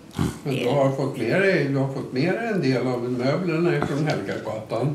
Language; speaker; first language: Swedish; native; Swedish